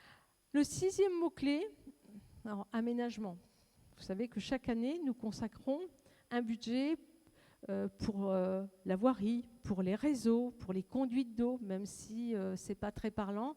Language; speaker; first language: French; native; French